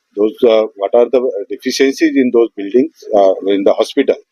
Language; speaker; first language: English; non-native, local second language; Marathi